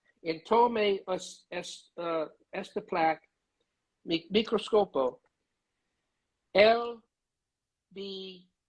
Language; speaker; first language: Spanish; non-native, learner; English